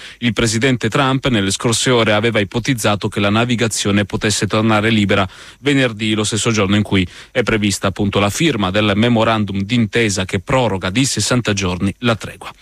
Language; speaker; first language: Italian; native; Italian